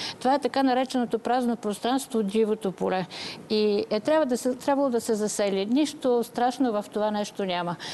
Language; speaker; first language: Bulgarian; native; Bulgarian